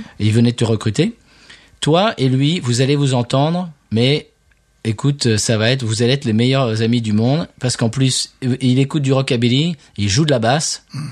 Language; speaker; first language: French; native; French